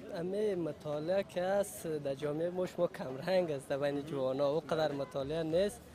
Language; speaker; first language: Persian; native; Persian